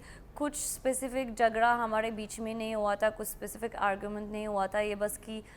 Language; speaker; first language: Hindi; non-native, learner; Arabic